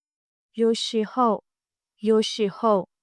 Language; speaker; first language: Chinese; non-native, fluent; Burmese